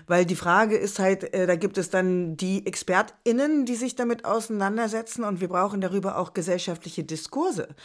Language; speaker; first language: German; native; German